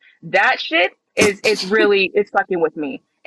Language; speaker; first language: English; non-native, fluent; Spanish